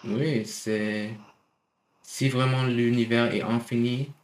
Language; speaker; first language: French; non-native, learner; German